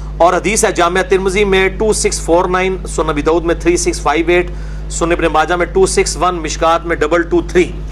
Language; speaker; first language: Urdu; non-native, local second language; Punjabi